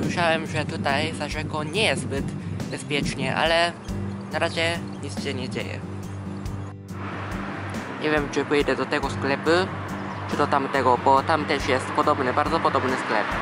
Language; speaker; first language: Polish; non-native, fluent; Japanese